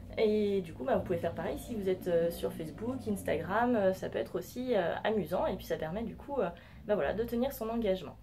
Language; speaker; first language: French; native; French